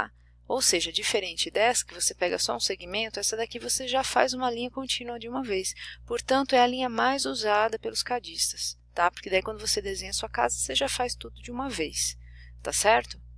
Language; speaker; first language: Portuguese; native; Portuguese